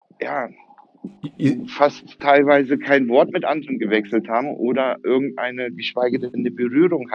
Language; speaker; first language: German; early bilingual, other home language; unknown